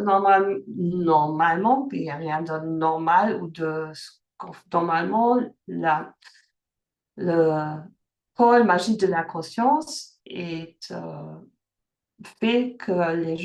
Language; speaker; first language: French; early bilingual, heritage; French